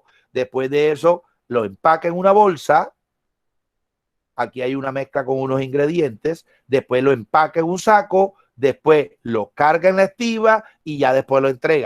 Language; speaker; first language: Spanish; native; Spanish